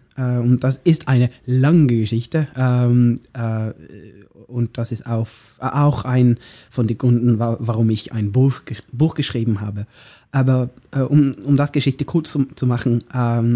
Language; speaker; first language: German; non-native, learner; Norwegian